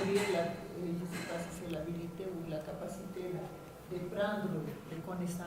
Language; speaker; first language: French; non-native, fluent; Spanish